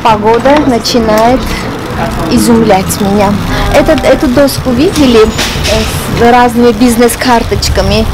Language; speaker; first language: Russian; non-native, fluent; Armenian